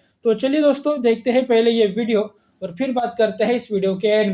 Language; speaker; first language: Hindi; native; Hindi